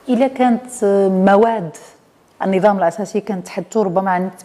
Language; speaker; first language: Arabic; native; Arabic